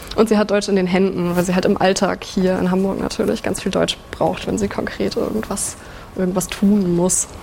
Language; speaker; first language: German; native; German